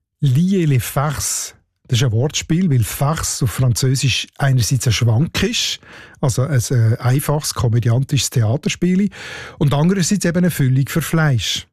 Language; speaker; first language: German; native; German